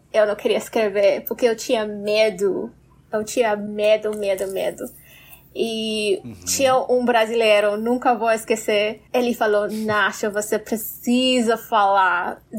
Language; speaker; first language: Portuguese; non-native, fluent; English